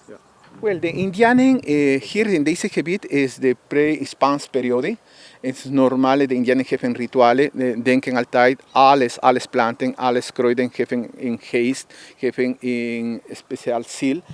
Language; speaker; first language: Dutch; non-native, learner; Spanish